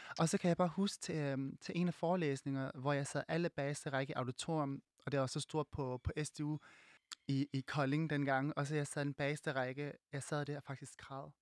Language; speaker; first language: Danish; early bilingual, other home language; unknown